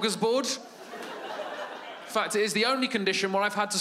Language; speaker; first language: English; native; English